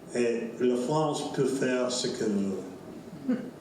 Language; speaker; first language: French; non-native, fluent; English